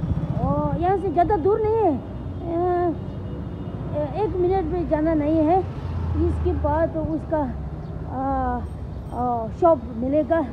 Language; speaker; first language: Hindi; non-native, local second language; Tibetan